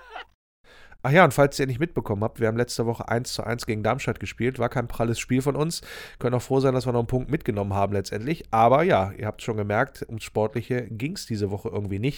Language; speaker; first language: German; native; German